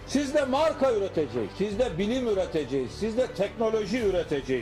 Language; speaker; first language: Turkish; native; Turkish